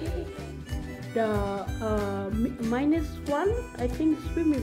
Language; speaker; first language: English; non-native, learner; Thai